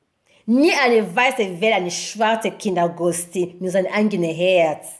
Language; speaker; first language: German; non-native, learner; Lingala